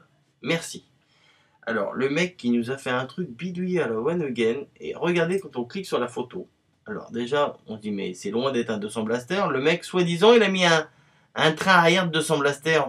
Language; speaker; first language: French; native; French